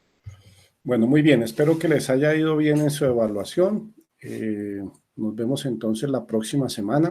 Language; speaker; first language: Spanish; native; Spanish